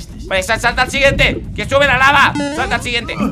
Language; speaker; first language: Spanish; native; Spanish